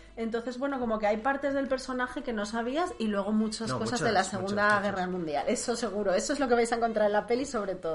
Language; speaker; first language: Spanish; native; Spanish